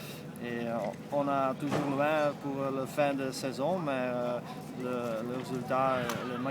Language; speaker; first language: French; non-native, fluent; Dutch